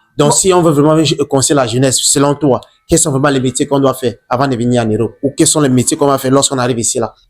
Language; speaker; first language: French; non-native, local second language; English